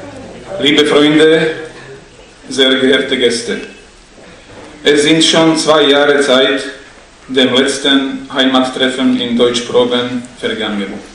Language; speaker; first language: German; non-native, fluent; Slovak